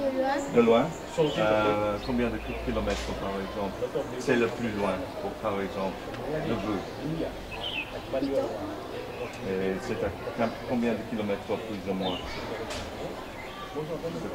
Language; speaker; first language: French; non-native, fluent; English